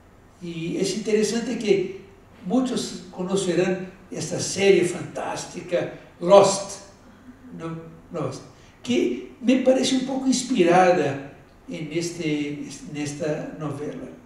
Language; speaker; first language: Spanish; non-native, fluent; Portuguese